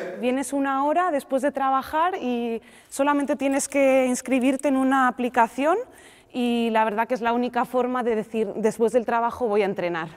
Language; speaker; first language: Spanish; native; Spanish